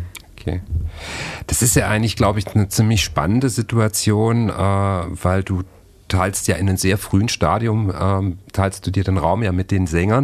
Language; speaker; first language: German; native; German